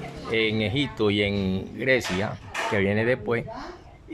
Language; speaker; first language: Spanish; native; Spanish